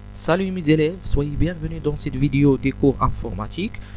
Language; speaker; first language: French; non-native, local second language; Arabic